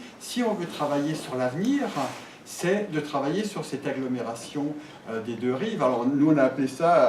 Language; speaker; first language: French; native; French